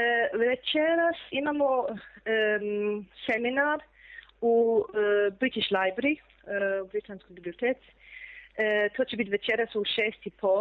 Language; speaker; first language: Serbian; non-native, fluent; English